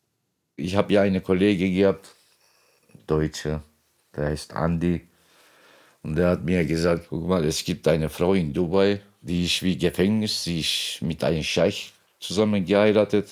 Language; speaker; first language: German; non-native, local second language; Turkish